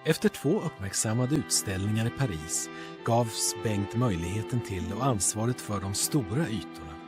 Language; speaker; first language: Swedish; native; Swedish